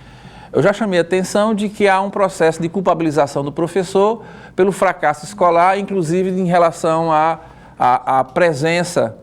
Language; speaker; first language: Portuguese; native; Portuguese